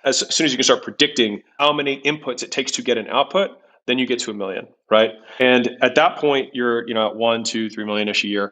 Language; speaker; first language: English; native; English